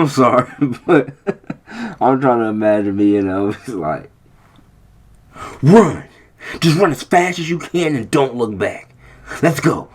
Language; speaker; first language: English; native; English